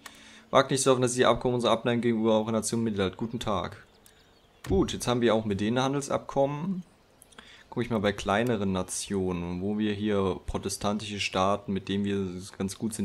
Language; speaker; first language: German; native; German